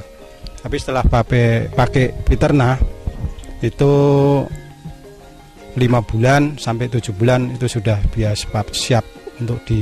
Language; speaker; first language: Indonesian; non-native, local second language; Javanese